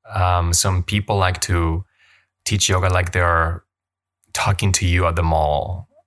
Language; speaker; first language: English; non-native, fluent; Spanish